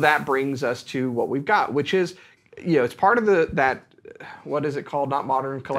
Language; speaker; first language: English; native; English